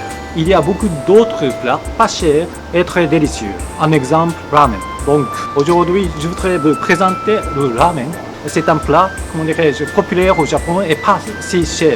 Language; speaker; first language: French; non-native, fluent; Japanese